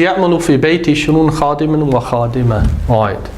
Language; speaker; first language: Arabic; non-native, fluent; English